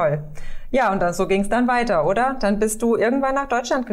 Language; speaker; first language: German; native; German